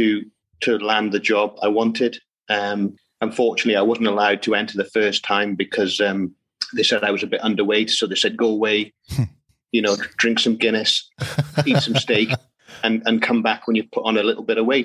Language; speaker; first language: English; native; English